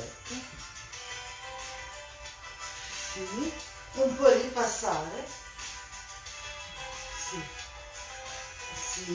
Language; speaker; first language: Italian; non-native, learner; Russian